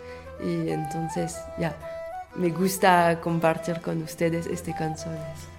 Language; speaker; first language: Spanish; non-native, learner; French